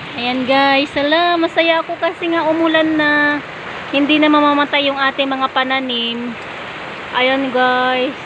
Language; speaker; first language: Filipino; non-native, local second language; Cebuano